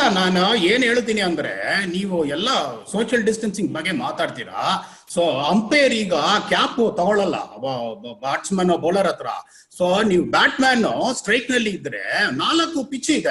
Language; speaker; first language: Kannada; non-native, local second language; Tamil